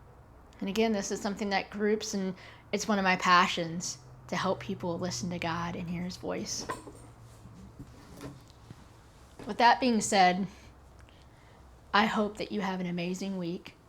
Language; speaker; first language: English; native; English